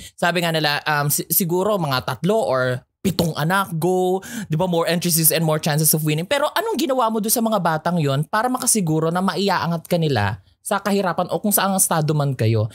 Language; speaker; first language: Filipino; native; Filipino